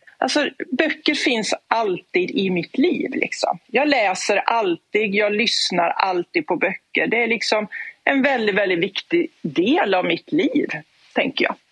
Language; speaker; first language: Swedish; native; Swedish